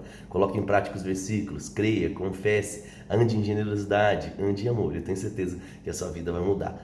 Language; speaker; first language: Portuguese; native; Portuguese